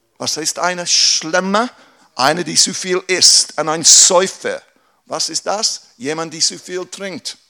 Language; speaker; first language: German; non-native, fluent; English